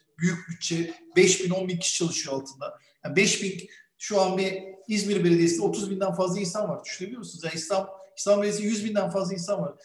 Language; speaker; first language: Turkish; native; Turkish